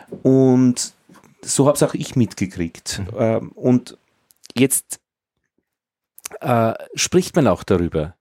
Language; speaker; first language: German; native; German